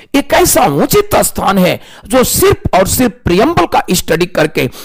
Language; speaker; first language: Hindi; native; Hindi